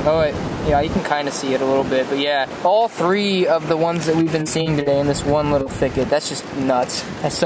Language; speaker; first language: English; native; English